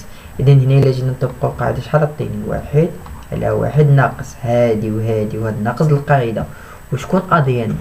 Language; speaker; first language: Arabic; native; Arabic